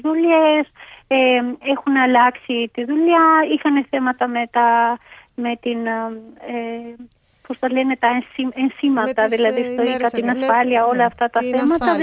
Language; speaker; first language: Greek; non-native, fluent; Albanian